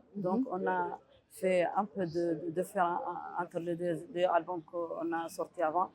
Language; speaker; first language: French; non-native, learner; Arabic